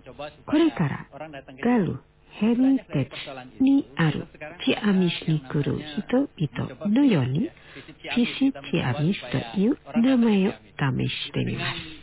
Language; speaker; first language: Japanese; non-native, fluent; Indonesian